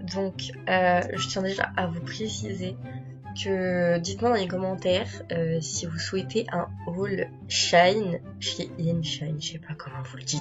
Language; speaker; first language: French; early bilingual, other home language; Portuguese